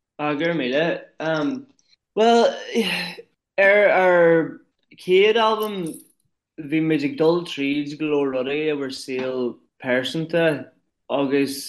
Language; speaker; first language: Irish; non-native, local second language; English